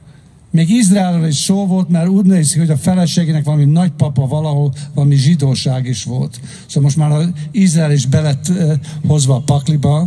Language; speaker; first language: Hungarian; early bilingual, heritage; Hungarian